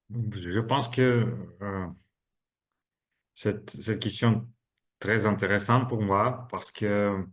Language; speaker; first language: French; non-native, learner; Russian